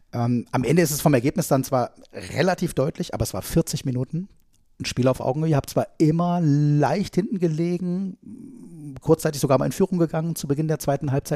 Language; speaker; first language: German; native; German